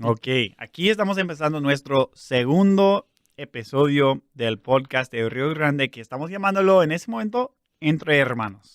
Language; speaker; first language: Spanish; non-native, fluent; English